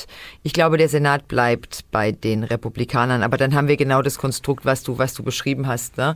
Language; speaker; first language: German; native; German